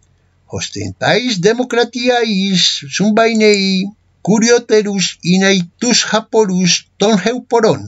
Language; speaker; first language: Greek; non-native, fluent; Spanish